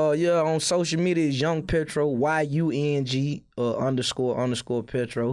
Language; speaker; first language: English; native; English